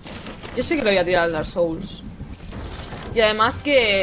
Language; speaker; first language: Spanish; native; Spanish